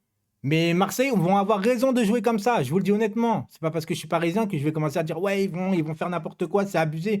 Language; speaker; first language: French; native; French